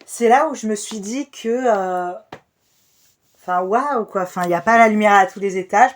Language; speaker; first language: French; native; French